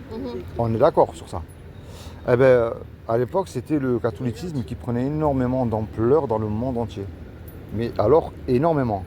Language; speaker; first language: French; native; French